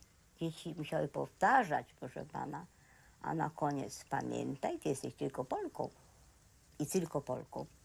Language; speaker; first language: Polish; native; Polish